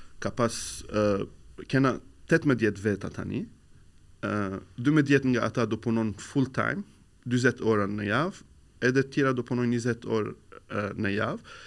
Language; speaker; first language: Albanian; non-native, learner; Arabic